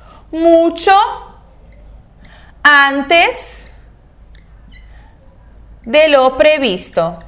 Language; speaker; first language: Spanish; non-native, fluent; Portuguese